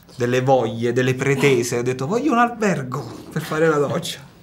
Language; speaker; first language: Italian; native; Italian